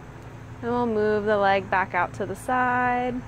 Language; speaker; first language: English; native; English